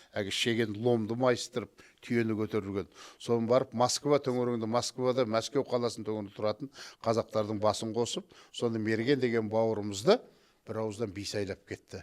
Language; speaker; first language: Kazakh; native; Kazakh